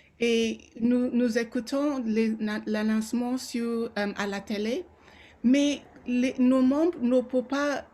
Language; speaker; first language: French; non-native, local second language; Yoruba